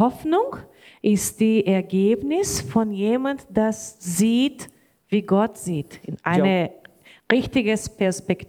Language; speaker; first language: German; non-native, learner; Portuguese